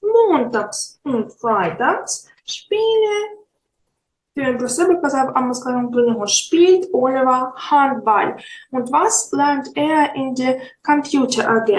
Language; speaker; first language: German; non-native, fluent; Ukrainian